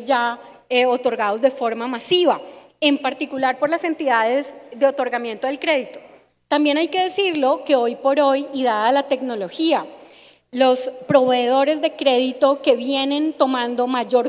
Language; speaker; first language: Spanish; native; Spanish